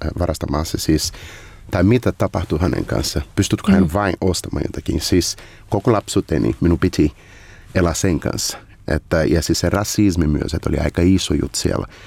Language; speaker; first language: Finnish; non-native, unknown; Portuguese